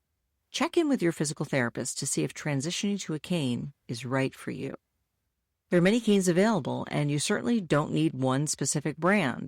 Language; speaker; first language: English; native; English